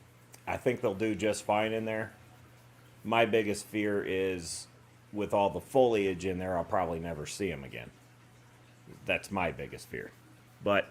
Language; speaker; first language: English; native; English